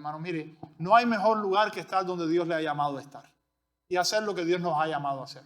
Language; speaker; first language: Spanish; native; Spanish